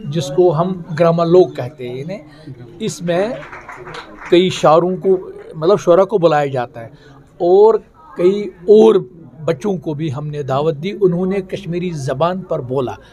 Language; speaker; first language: Urdu; non-native, local second language; Kashmiri